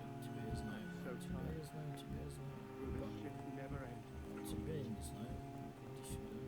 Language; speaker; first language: Russian; native; Russian